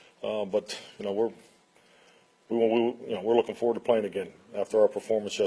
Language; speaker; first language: English; native; English